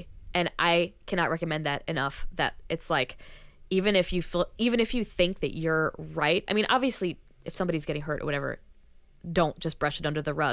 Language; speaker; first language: English; native; English